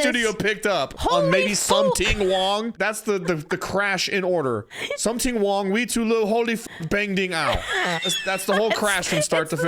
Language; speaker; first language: English; native; English